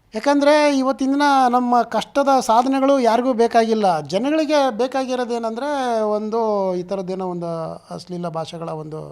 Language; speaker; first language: Kannada; native; Kannada